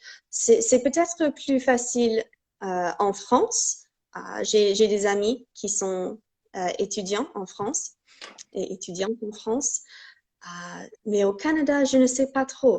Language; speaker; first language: French; non-native, fluent; English